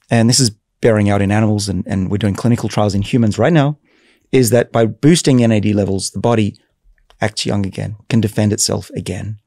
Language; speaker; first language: English; native; English